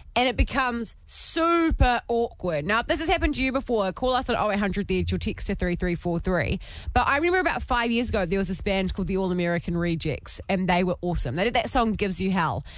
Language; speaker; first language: English; native; English